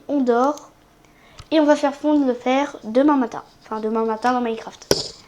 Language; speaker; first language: French; native; French